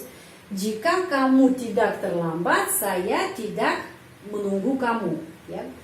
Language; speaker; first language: Indonesian; non-native, fluent; Russian